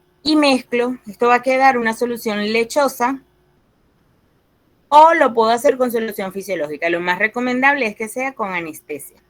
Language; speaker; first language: Spanish; native; Spanish